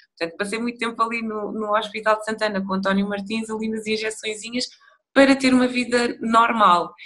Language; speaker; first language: Portuguese; early bilingual, other home language; Upper Guinea Crioulo